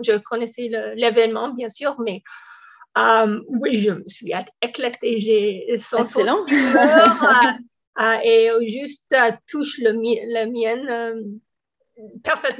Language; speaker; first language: French; non-native, fluent; English